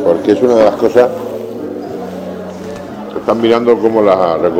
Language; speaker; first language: Spanish; native; Spanish